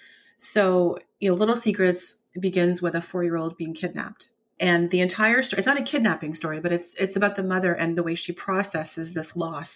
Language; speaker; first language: English; native; English